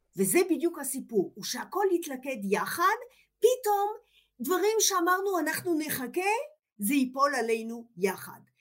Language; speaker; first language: Hebrew; non-native, fluent; French